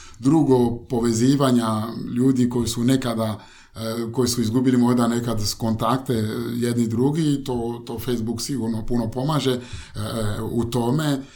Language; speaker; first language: Croatian; non-native, fluent; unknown